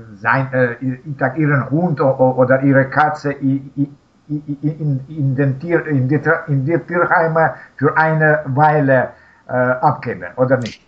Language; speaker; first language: German; non-native, learner; Russian